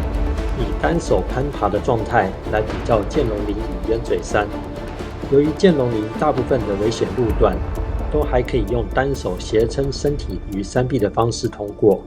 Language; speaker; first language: Chinese; native; Chinese